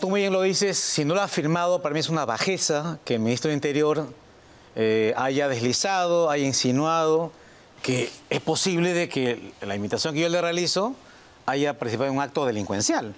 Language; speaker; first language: Spanish; native; Spanish